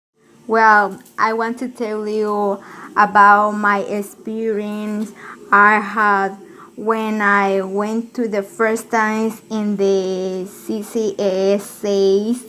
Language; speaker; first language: English; non-native, learner; Spanish